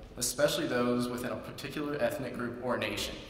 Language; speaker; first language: English; native; English